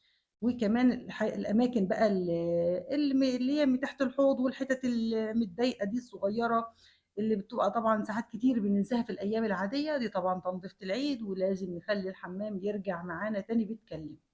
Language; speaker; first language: Arabic; native; Arabic